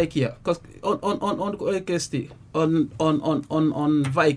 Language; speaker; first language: Finnish; non-native, learner; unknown